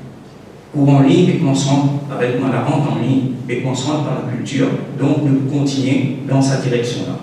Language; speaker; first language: French; non-native, local second language; Morisyen